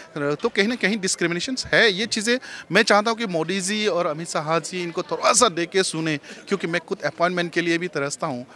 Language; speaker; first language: Hindi; non-native, local second language; Chakma